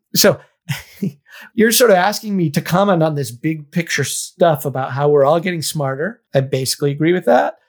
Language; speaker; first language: English; native; English